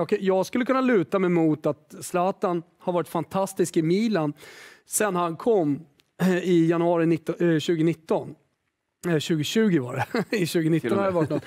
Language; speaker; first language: Swedish; native; Swedish